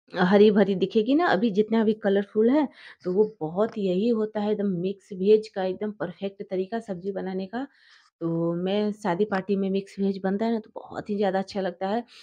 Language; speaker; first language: Hindi; native; Hindi